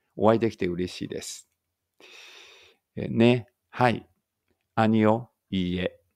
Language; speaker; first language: Japanese; native; Japanese